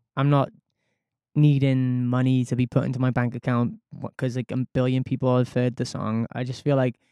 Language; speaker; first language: English; native; English